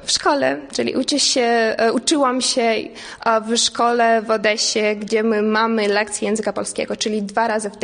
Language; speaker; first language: Polish; non-native, learner; Ukrainian